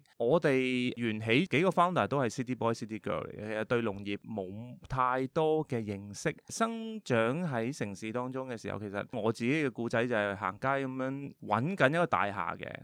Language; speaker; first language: Cantonese; early bilingual, heritage; Cantonese